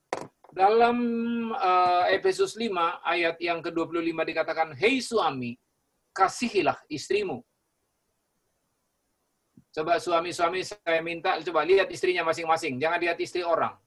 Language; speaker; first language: Indonesian; native; Indonesian